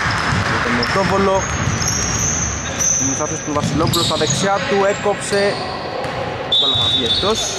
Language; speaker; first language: Greek; native; Greek